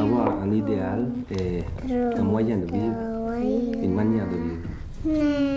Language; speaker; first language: French; early bilingual, other home language; Thai